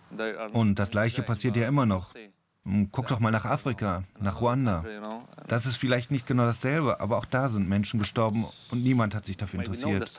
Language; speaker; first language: German; native; German